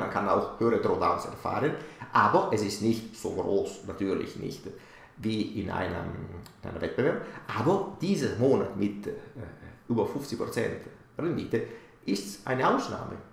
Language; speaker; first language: German; non-native, fluent; Italian